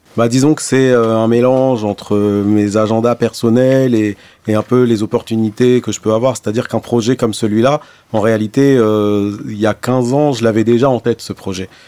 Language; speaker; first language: French; non-native, local second language; Arabic